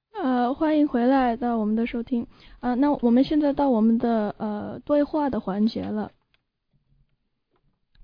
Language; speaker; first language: Chinese; early bilingual, heritage; Chinese